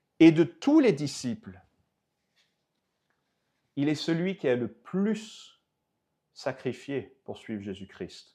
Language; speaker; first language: French; native; French